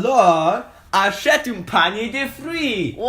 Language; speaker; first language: French; non-native, learner; English